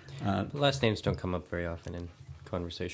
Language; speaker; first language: English; native; English